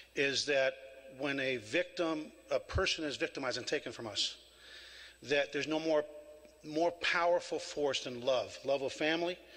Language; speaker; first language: English; early bilingual, other home language; Spanish